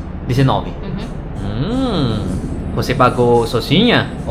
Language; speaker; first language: Portuguese; non-native, learner; Indonesian